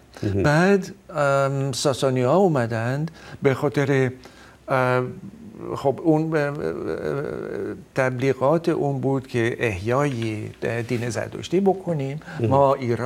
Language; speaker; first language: Persian; non-native, fluent; Dutch